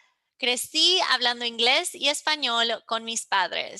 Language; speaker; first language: Spanish; early bilingual, heritage; English